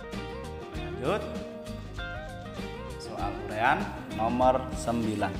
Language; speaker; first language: Indonesian; native; Indonesian